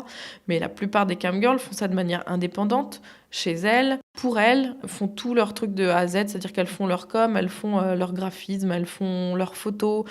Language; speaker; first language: French; native; French